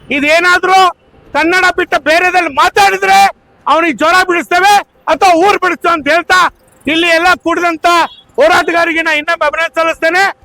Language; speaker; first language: Kannada; native; Kannada